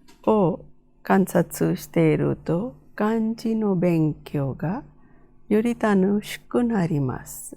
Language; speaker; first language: Japanese; non-native, fluent; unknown